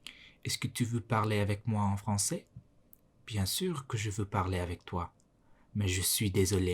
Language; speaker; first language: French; non-native, learner; Mongolian